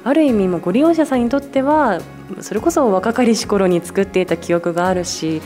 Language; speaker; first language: Japanese; native; Japanese